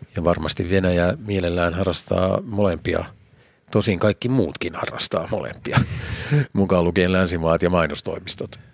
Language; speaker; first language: Finnish; native; Finnish